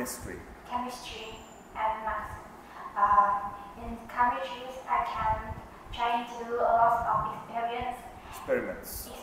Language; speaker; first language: English; non-native, learner; Vietnamese